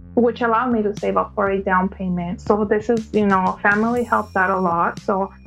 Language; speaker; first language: English; early bilingual, other home language; Spanish